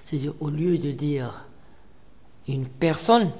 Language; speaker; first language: French; non-native, local second language; Arabic